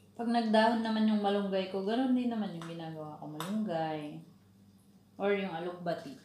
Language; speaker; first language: Filipino; native; Filipino